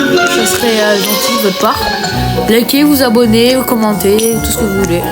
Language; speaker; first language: French; native; French